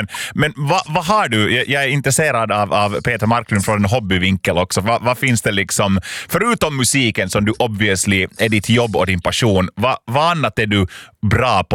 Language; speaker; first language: Swedish; native; Swedish